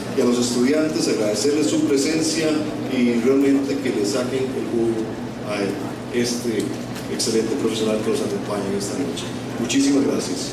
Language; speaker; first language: Spanish; native; Spanish